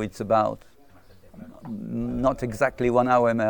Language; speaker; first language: English; non-native, fluent; French